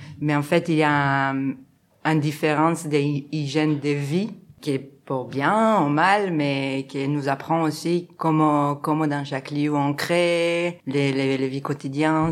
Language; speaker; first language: French; non-native, fluent; Spanish